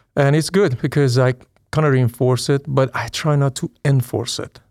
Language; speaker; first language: English; non-native, fluent; Persian